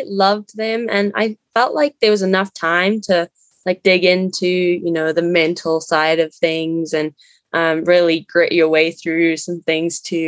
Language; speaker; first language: English; native; English